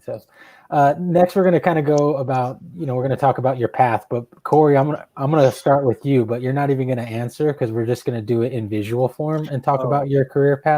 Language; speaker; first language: English; native; English